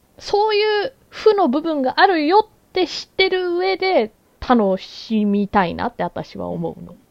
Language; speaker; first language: Japanese; native; Japanese